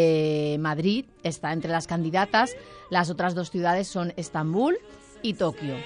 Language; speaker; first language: Spanish; native; Spanish